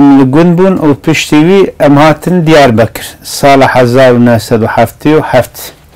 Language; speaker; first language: Kurdish; non-native, local second language; Zaza